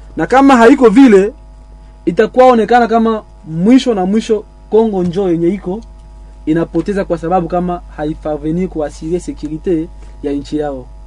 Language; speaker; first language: Swahili; native; Swahili